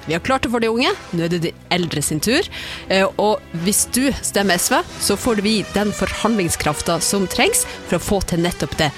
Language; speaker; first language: Norwegian; native; Norwegian